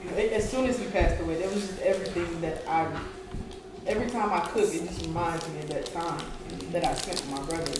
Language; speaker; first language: English; native; English